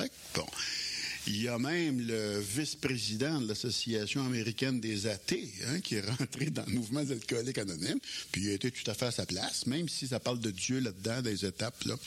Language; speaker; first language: French; native; French